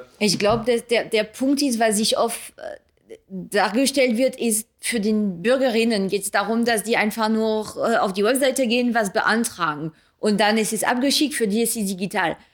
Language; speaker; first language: German; early bilingual, other home language; French